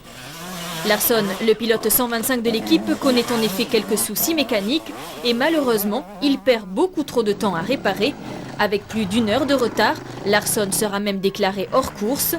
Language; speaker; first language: French; native; French